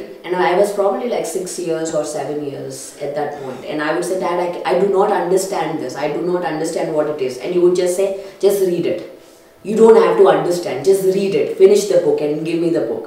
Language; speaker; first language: English; non-native, local second language; Telugu